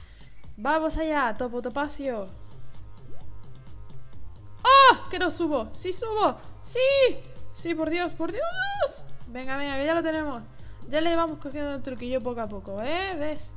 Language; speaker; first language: Spanish; native; Spanish